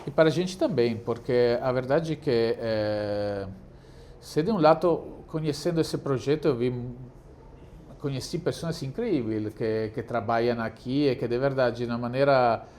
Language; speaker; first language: Portuguese; non-native, fluent; Italian